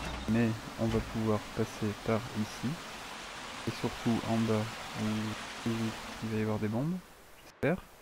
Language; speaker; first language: French; native; French